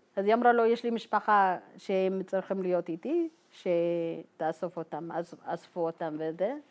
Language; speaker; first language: Hebrew; non-native, fluent; Tigrinya